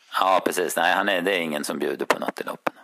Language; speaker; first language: Swedish; native; Swedish